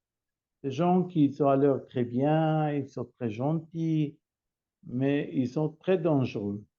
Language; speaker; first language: French; non-native, learner; Hebrew